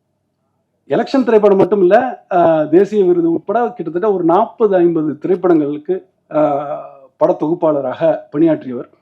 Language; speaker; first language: Tamil; native; Tamil